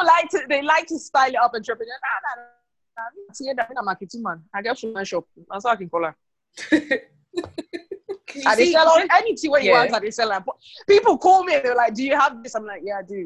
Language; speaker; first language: English; non-native, local second language; Krio